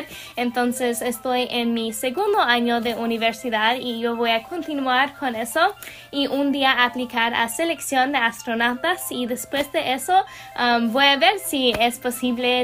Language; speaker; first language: Spanish; non-native, learner; English